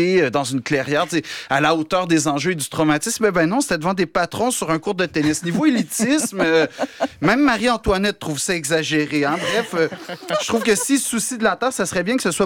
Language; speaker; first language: French; native; French